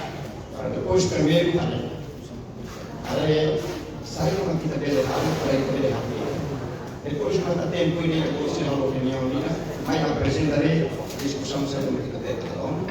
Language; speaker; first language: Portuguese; non-native, local second language; Tetum